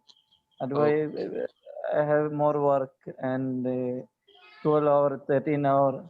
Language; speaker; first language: English; non-native, learner; Malayalam